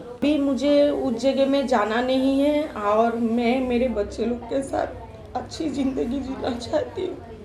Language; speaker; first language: Hindi; non-native, local second language; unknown